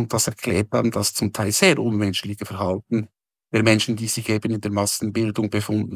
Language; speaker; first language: German; native; German